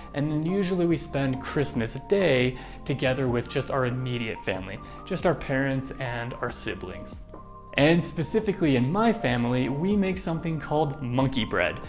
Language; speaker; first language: English; native; English